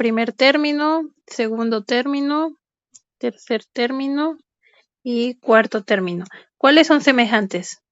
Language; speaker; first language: Spanish; native; Spanish